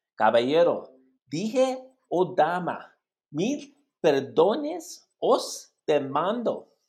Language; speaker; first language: Spanish; non-native, learner; English